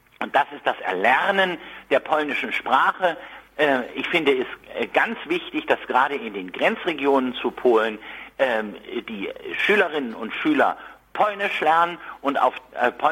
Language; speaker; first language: German; native; German